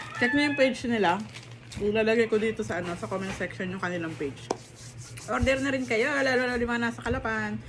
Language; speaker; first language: Filipino; native; Filipino